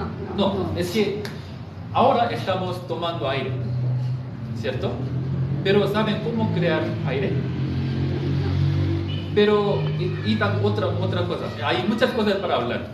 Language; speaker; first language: Spanish; non-native, fluent; Korean